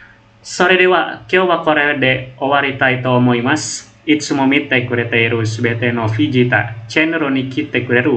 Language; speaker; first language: Japanese; non-native, learner; Indonesian